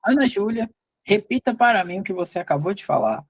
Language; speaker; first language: Portuguese; native; Portuguese